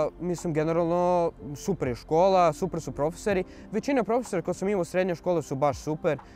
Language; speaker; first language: Serbian; early bilingual, other home language; Arabic